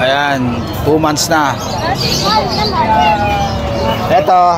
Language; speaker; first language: Filipino; native; Filipino